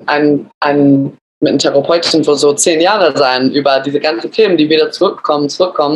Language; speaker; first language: German; early bilingual, other home language; English